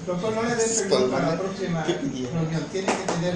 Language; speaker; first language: Spanish; native; Spanish